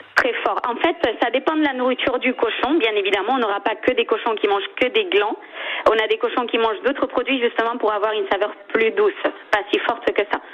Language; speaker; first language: French; non-native, fluent; Spanish